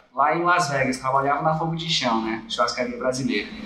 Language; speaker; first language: Portuguese; non-native, fluent; English